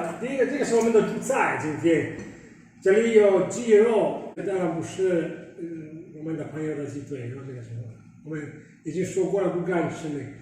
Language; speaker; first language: Chinese; non-native, fluent; Italian